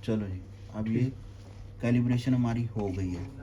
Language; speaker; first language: Urdu; non-native, local second language; Punjabi